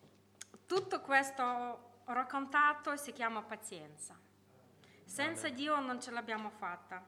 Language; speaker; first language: Italian; non-native, learner; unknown